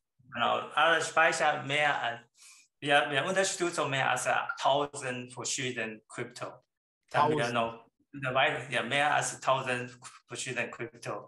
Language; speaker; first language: German; non-native, learner; Chinese